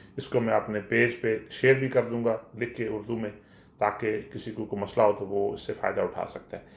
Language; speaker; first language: Urdu; non-native, local second language; Punjabi